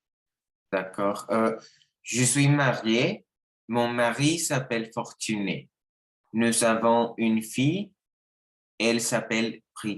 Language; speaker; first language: French; non-native, learner; Spanish